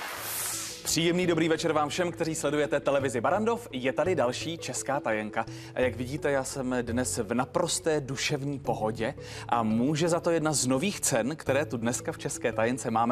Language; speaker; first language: Czech; native; Czech